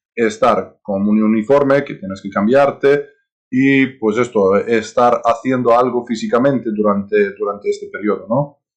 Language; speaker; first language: Spanish; non-native, fluent; Serbian